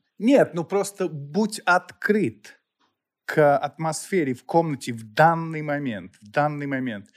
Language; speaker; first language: Russian; non-native, fluent; English